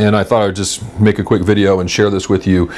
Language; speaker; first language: English; native; English